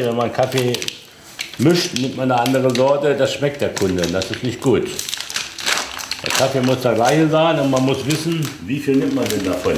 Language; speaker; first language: German; native; German